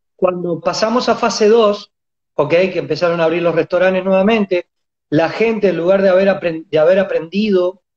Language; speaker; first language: Spanish; native; Spanish